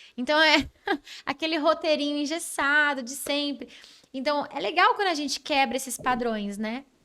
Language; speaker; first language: Portuguese; native; Portuguese